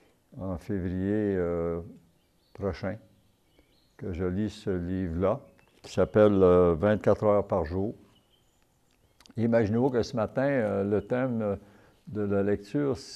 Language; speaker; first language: French; native; French